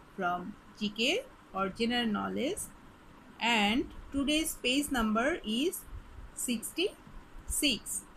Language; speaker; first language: English; non-native, local second language; Bangla